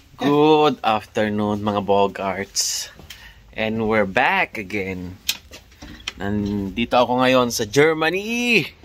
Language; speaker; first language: Filipino; native; Filipino